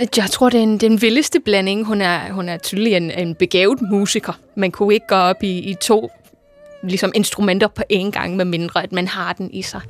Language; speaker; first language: Danish; non-native, fluent; English